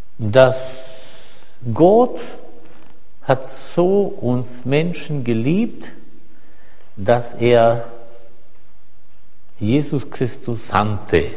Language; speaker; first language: German; non-native, fluent; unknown